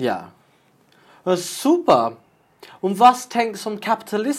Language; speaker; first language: German; non-native, learner; English